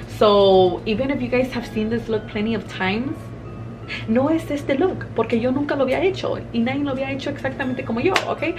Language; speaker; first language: Spanish; early bilingual, heritage; Spanish